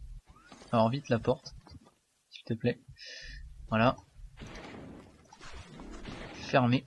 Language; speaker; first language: French; native; French